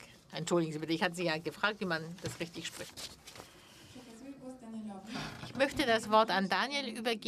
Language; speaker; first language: German; non-native, fluent; Polish